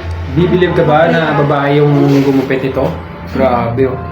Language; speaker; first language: Filipino; non-native, local second language; Hiligaynon